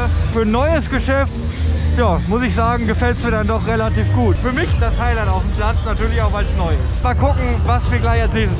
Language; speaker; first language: German; native; German